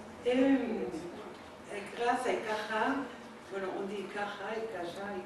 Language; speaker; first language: French; non-native, fluent; Spanish